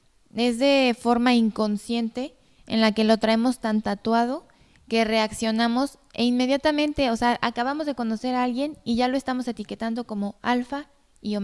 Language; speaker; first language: Spanish; native; Spanish